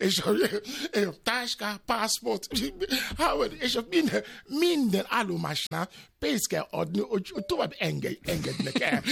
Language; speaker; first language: Hungarian; non-native, learner; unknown